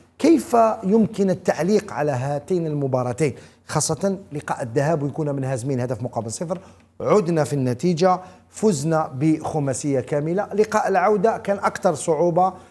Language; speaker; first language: Arabic; native; Arabic